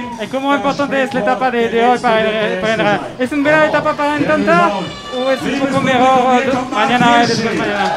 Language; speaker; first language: Spanish; non-native, learner; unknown